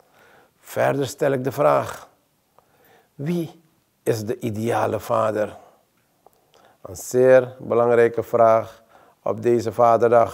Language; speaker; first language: Dutch; native; Dutch